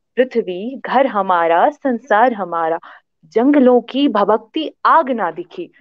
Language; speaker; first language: Hindi; native; Hindi